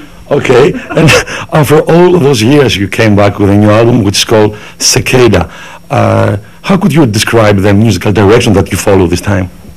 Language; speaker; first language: English; non-native, fluent; Greek